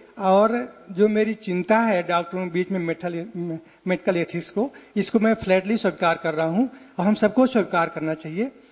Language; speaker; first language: Hindi; native; Hindi